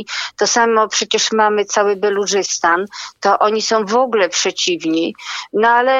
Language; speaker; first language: Polish; native; Polish